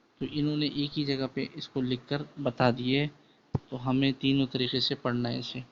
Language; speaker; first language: Urdu; native; Urdu